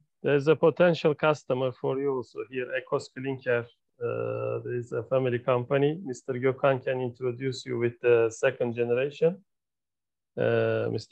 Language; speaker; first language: English; non-native, fluent; Turkish